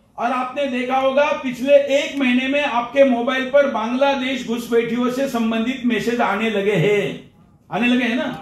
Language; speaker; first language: Hindi; non-native, local second language; Marathi